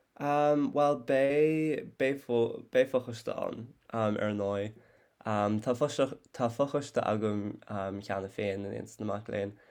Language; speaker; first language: Irish; non-native, fluent; English